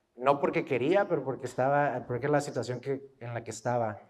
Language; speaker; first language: Spanish; early bilingual, heritage; Spanish